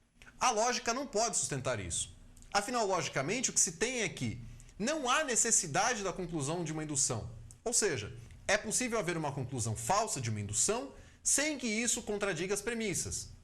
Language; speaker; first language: Portuguese; native; Portuguese